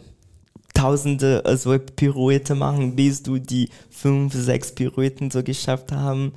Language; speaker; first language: German; non-native, fluent; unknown